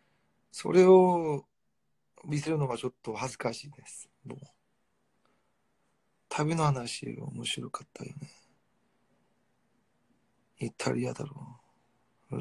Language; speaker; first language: Japanese; non-native, fluent; Korean